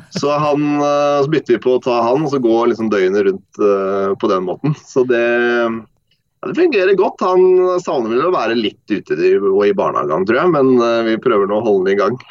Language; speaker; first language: Norwegian; non-native, fluent; English